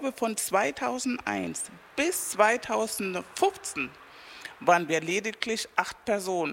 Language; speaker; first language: German; non-native, fluent; Spanish